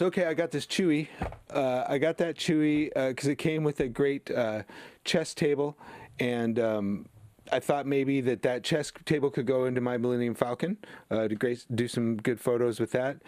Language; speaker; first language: English; native; English